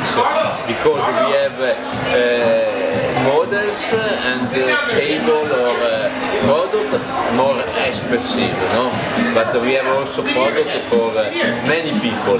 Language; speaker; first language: English; non-native, learner; Italian